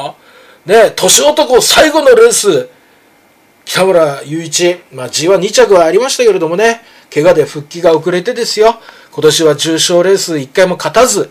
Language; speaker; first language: Japanese; native; Japanese